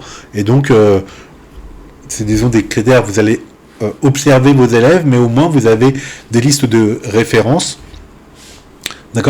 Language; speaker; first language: French; native; French